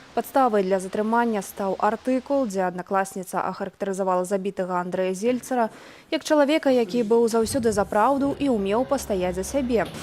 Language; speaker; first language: Belarusian; native; Belarusian